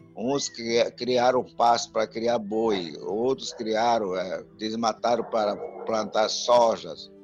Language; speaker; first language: Portuguese; non-native, local second language; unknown